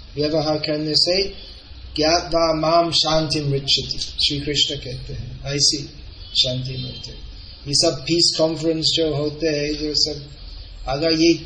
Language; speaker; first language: Hindi; non-native, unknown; English